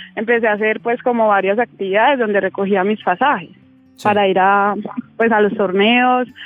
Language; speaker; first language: Spanish; native; Spanish